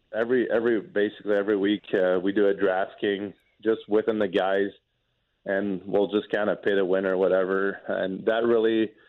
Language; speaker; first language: English; non-native, fluent; French